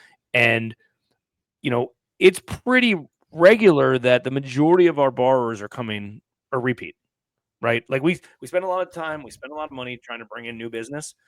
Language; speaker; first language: English; native; English